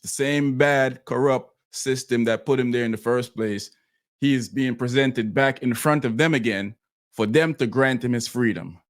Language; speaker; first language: English; native; English